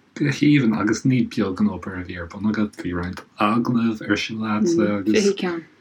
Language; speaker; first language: Irish; non-native, local second language; English